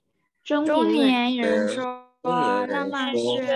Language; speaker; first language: Chinese; non-native, learner; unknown